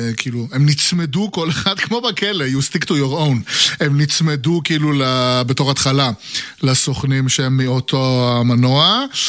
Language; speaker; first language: Hebrew; native; Hebrew